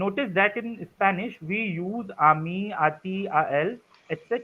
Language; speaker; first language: Spanish; non-native, fluent; Hindi